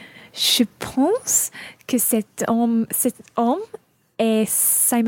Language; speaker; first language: French; non-native, learner; English